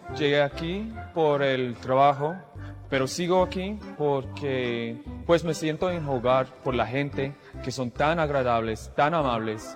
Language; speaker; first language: Spanish; non-native, fluent; English